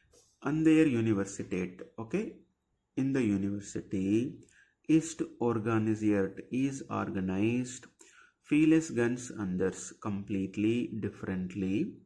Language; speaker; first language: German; non-native, fluent; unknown